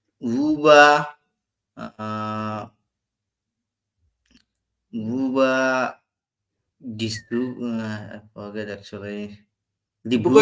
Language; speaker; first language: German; non-native, learner; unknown